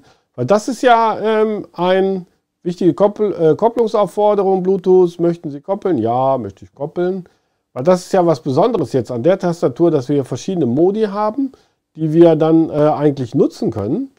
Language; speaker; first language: German; native; German